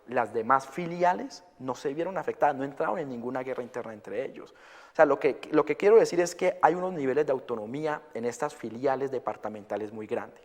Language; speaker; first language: Spanish; native; Spanish